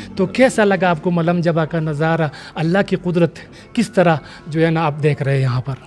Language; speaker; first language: Urdu; non-native, local second language; Pashto